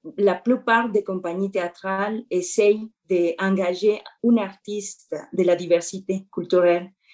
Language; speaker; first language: French; non-native, fluent; Spanish